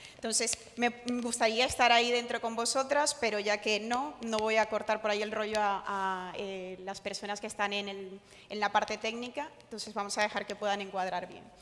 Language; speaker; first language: Spanish; native; Spanish